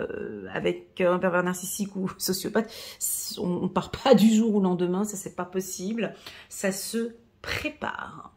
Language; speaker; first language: French; native; French